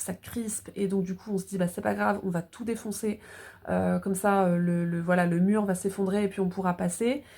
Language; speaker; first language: French; native; French